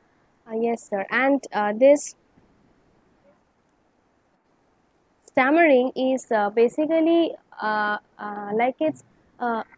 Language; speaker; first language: English; non-native, local second language; Bangla